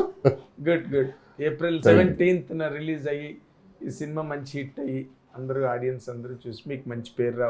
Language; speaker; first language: Telugu; native; Telugu